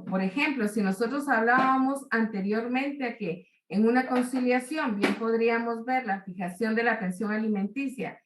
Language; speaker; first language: Spanish; native; Spanish